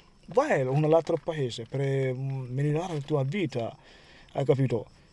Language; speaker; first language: Italian; non-native, learner; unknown